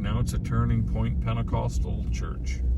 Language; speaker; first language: English; native; English